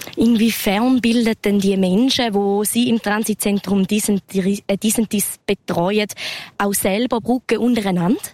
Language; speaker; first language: German; native; German